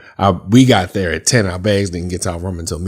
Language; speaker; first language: English; native; English